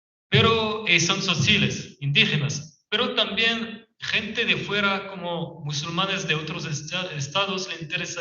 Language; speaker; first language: Spanish; non-native, fluent; French